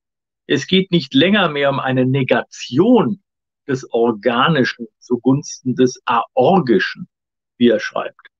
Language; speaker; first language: German; native; German